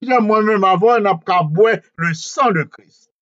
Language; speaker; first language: French; non-native, local second language; Haitian Creole